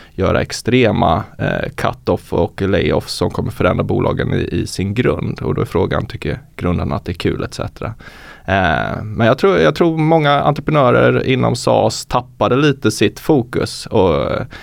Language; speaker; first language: Swedish; native; Swedish